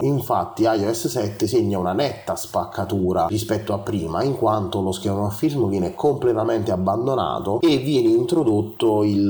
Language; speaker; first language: Italian; native; Italian